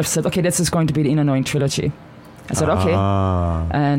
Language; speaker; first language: English; non-native, fluent; German